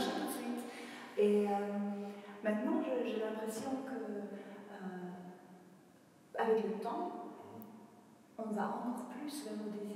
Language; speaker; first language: French; non-native, fluent; Polish